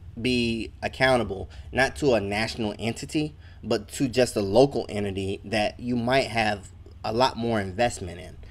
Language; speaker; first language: English; native; English